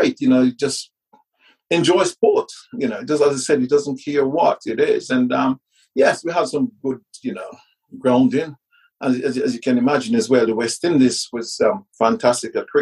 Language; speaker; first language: English; early bilingual, other home language; Jamaican Creole English